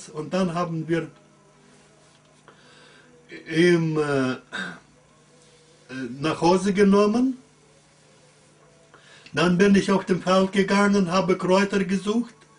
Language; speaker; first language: German; early bilingual, heritage; German